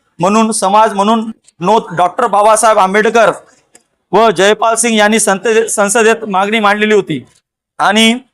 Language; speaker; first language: Marathi; non-native, local second language; Lambadi